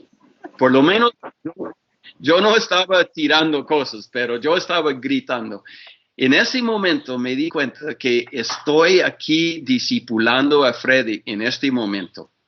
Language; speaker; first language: Spanish; non-native, fluent; English